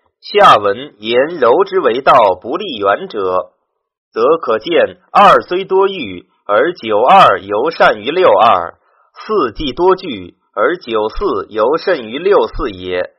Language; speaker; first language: Chinese; native; Chinese